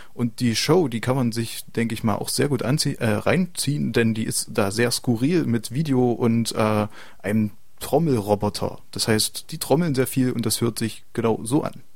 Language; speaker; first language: German; native; German